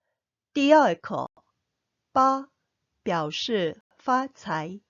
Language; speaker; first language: Chinese; non-native, fluent; Korean